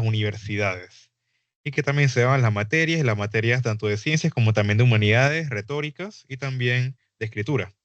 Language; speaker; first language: Spanish; native; Spanish